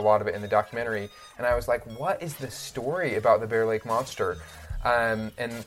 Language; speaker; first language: English; native; English